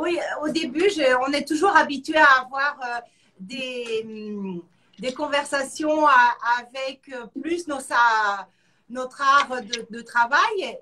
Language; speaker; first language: French; native; French